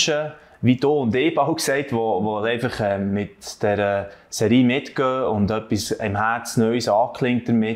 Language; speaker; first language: German; native; German